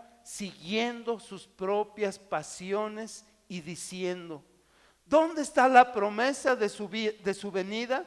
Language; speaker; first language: Spanish; native; Spanish